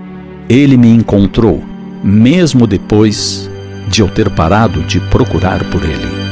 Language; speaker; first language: Portuguese; native; Portuguese